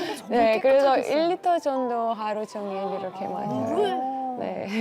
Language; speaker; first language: Korean; non-native, fluent; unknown